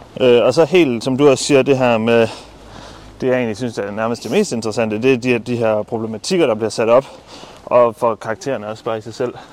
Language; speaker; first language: Danish; native; Danish